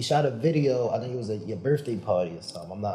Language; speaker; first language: English; native; English